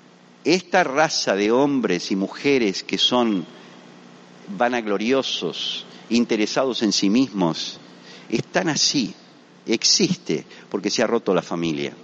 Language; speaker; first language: Spanish; native; Spanish